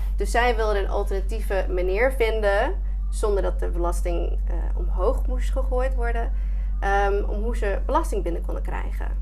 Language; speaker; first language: Dutch; non-native, fluent; English